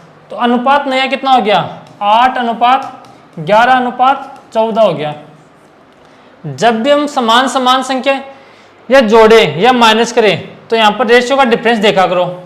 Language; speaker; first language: Hindi; native; Hindi